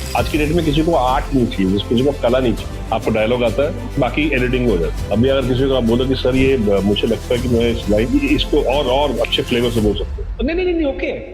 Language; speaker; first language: Hindi; native; Hindi